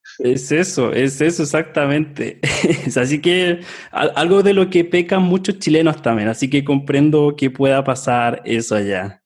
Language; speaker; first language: Spanish; native; Spanish